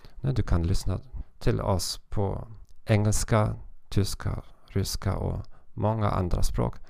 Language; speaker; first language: Swedish; non-native, learner; German